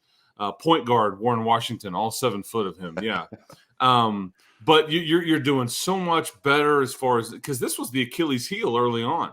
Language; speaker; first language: English; native; English